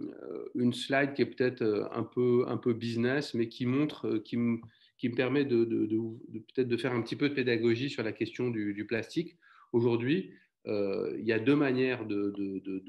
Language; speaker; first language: French; native; French